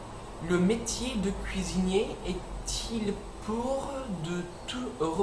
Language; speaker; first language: French; non-native, learner; English